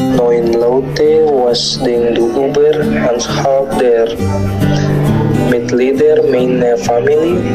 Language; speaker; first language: German; non-native, learner; Indonesian